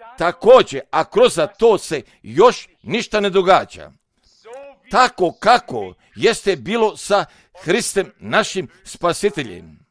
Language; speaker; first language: Serbian; non-native, fluent; German